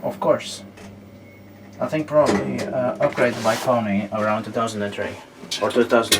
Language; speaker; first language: English; non-native, learner; Finnish